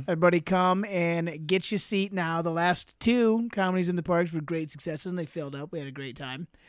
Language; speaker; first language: English; native; English